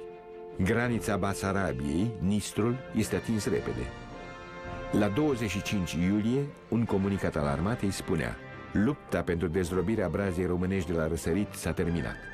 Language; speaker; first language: Romanian; native; Romanian